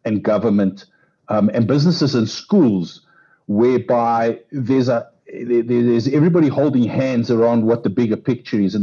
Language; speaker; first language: English; non-native, local second language; Afrikaans